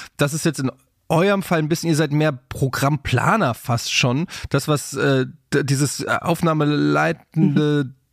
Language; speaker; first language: German; native; German